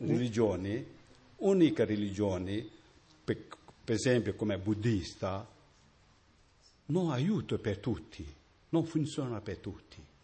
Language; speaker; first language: Italian; non-native, learner; Tibetan